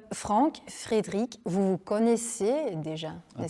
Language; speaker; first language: French; non-native, local second language; Dutch